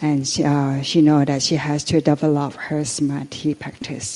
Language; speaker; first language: English; non-native, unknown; Thai